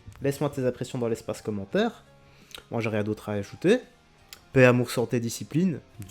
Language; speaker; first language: French; native; French